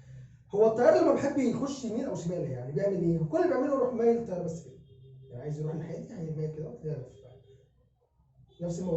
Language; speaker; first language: Arabic; native; Arabic